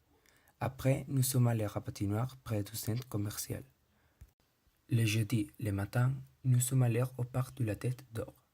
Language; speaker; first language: French; non-native, learner; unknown